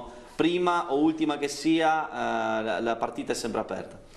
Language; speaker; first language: Italian; native; Italian